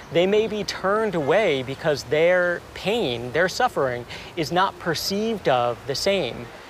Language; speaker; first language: English; native; English